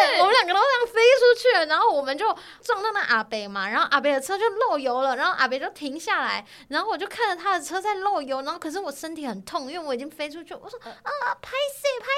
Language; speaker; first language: Chinese; native; Chinese